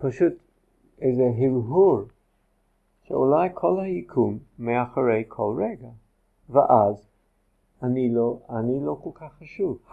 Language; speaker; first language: Hebrew; non-native, fluent; English